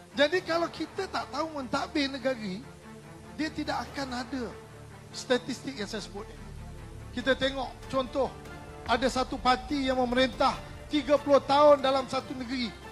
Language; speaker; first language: Malay; native; Malay